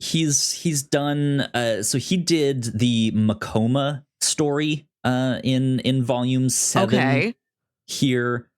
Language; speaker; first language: English; native; English